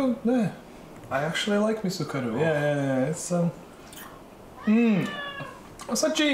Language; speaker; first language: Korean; non-native, learner; Latvian